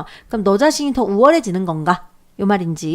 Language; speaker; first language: Korean; native; Korean